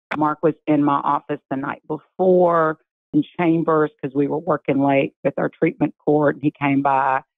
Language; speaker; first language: English; native; English